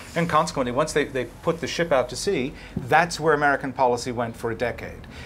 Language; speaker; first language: English; native; English